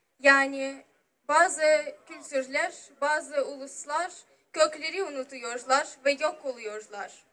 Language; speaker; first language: Turkish; non-native, fluent; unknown